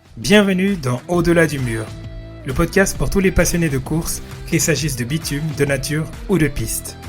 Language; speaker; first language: French; native; French